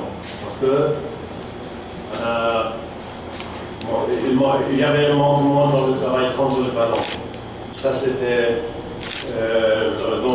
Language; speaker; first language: French; non-native, fluent; German